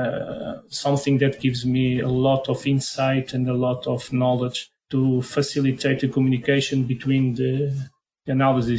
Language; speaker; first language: English; non-native, fluent; Portuguese